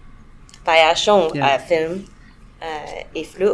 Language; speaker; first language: Danish; non-native, fluent; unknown